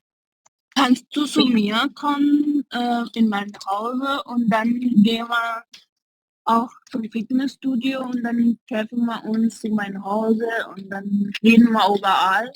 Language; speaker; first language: German; non-native, learner; Hindi